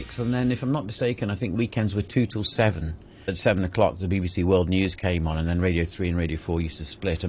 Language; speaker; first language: English; native; English